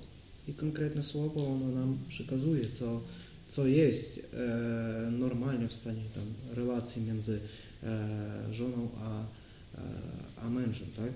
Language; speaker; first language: Polish; non-native, learner; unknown